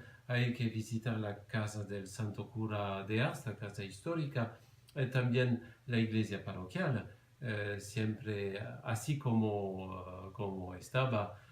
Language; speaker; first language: Spanish; non-native, fluent; French